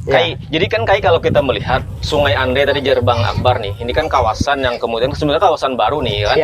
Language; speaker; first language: Indonesian; native; Indonesian